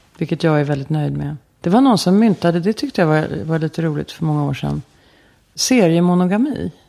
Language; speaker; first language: Swedish; native; Swedish